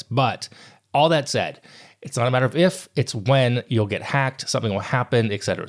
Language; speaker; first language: English; native; English